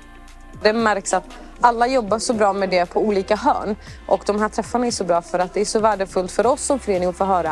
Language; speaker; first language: Swedish; native; Swedish